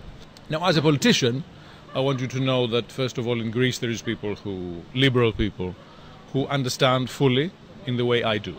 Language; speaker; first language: English; non-native, fluent; Greek